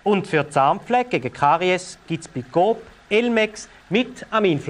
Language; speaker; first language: German; native; German